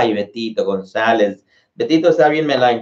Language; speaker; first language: Spanish; native; Spanish